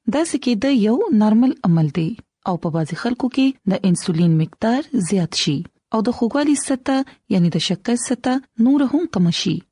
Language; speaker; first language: Pashto; non-native, local second language; Punjabi